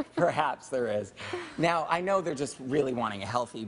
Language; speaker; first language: English; native; English